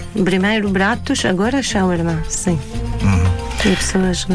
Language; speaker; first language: Portuguese; non-native, learner; Arabic